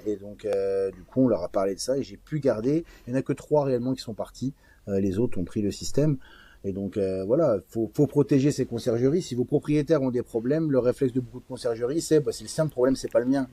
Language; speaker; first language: French; native; French